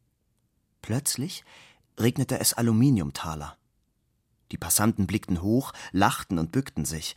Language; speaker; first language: German; native; German